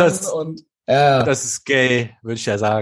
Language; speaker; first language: German; native; German